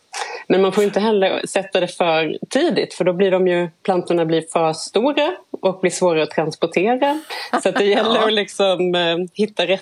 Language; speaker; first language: Swedish; native; Swedish